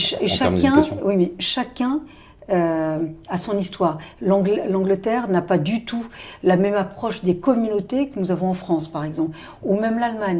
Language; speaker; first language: French; native; French